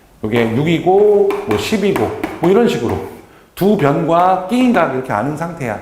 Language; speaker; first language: Korean; native; Korean